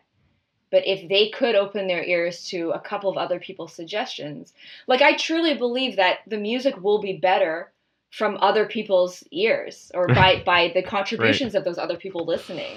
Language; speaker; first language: English; native; English